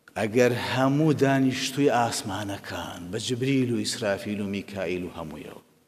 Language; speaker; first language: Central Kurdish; native; Central Kurdish